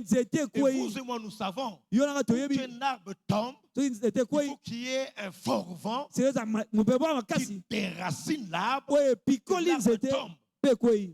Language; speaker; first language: French; non-native, local second language; Lingala